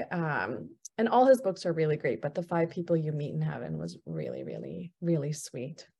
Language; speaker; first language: English; early bilingual, other home language; Punjabi